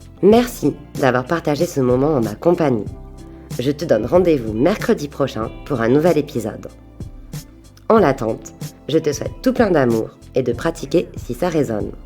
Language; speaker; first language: French; native; French